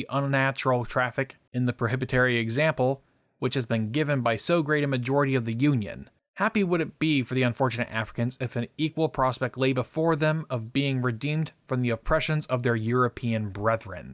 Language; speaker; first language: English; native; English